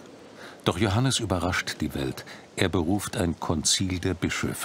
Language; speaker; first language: German; native; German